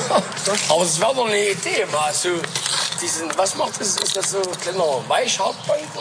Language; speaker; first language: German; native; German